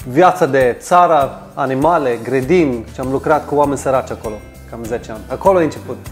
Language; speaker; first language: Romanian; non-native, fluent; Swedish